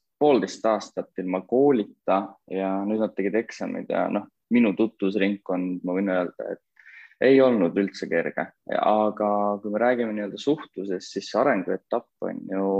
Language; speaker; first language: Estonian; native; Estonian